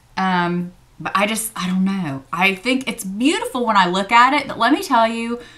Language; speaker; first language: English; native; English